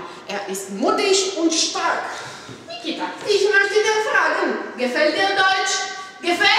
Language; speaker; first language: German; non-native, learner; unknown